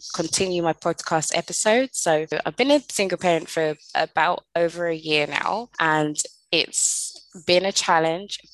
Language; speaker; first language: English; native; English